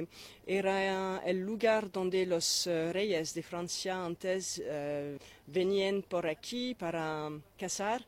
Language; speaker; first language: Spanish; non-native, fluent; French